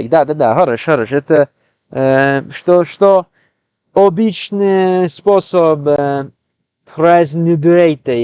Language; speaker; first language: Russian; non-native, learner; English